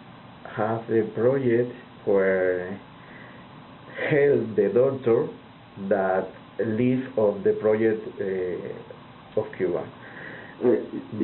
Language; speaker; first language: English; non-native, learner; Spanish